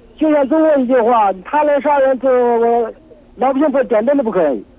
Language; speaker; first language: Chinese; native; Chinese